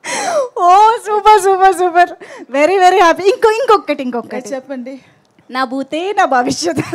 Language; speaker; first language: Telugu; native; Telugu